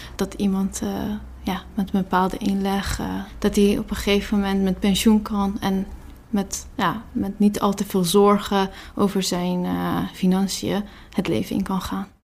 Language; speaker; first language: Dutch; early bilingual, other home language; Persian